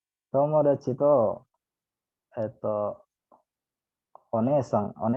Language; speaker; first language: Japanese; non-native, learner; Indonesian